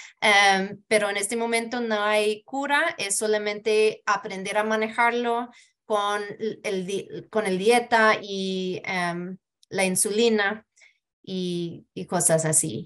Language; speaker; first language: Spanish; early bilingual, heritage; Spanish